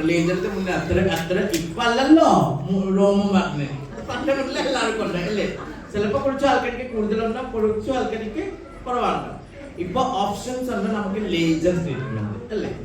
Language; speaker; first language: Malayalam; non-native, local second language; Assamese